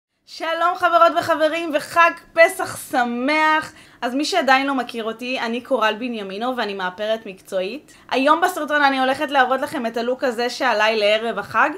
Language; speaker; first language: Hebrew; native; Hebrew